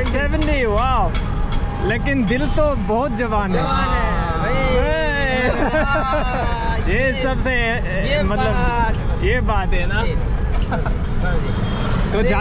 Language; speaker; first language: Hindi; non-native, learner; English